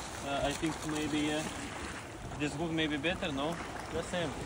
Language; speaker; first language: English; non-native, learner; Lithuanian